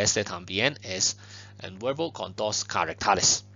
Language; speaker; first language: Spanish; non-native, fluent; Chinese